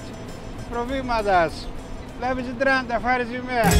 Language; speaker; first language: German; non-native, learner; Greek